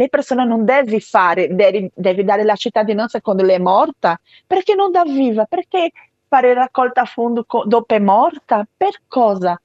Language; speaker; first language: Italian; non-native, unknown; Portuguese